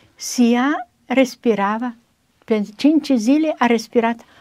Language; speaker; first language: Romanian; non-native, learner; Italian